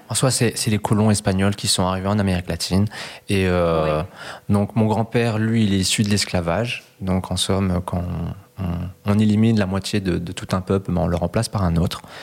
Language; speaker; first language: French; early bilingual, other home language; Spanish